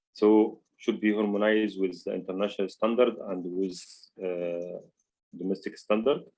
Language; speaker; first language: English; non-native, learner; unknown